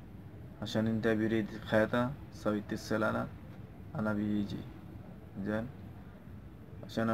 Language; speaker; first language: Arabic; non-native, learner; Bangla